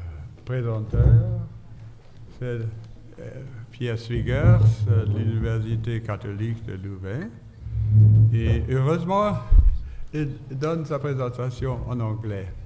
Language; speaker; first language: French; non-native, fluent; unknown